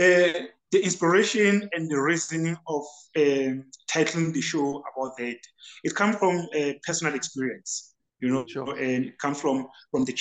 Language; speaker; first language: English; non-native, local second language; Southern Sotho